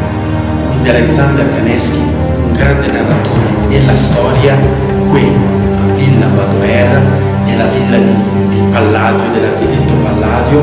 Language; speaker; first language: Italian; native; Italian